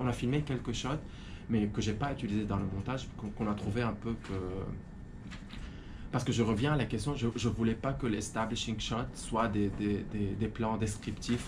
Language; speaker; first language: French; non-native, fluent; Arabic